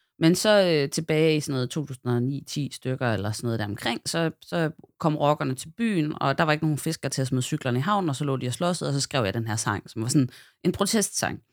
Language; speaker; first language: Danish; native; Danish